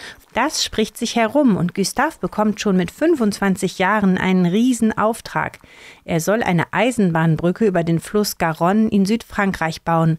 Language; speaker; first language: German; native; German